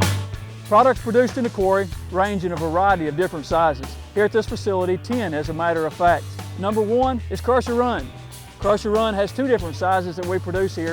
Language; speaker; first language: English; native; English